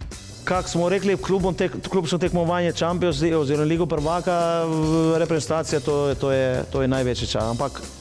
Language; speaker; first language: Slovenian; non-native, fluent; Albanian